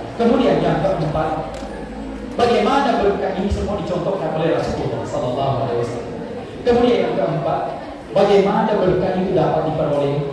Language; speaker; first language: Indonesian; non-native, local second language; Buginese